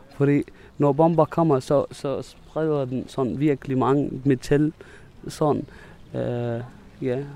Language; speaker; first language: Danish; non-native, fluent; Arabic